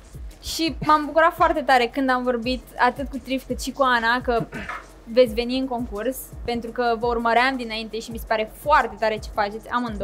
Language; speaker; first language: Romanian; native; Romanian